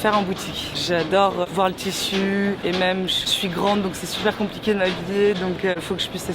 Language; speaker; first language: French; native; French